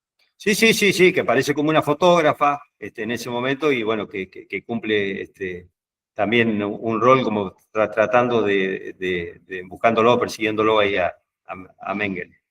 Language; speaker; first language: Spanish; native; Spanish